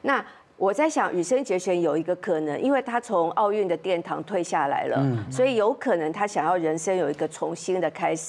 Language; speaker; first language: Chinese; native; Chinese